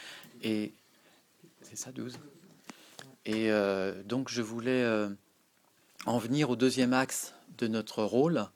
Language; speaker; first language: French; native; French